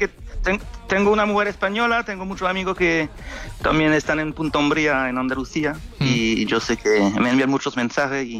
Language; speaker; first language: Spanish; non-native, fluent; French